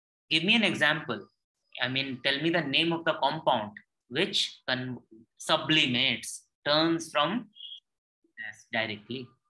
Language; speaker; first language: English; non-native, local second language; Hindi